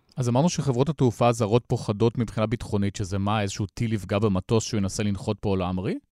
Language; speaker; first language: Hebrew; native; Hebrew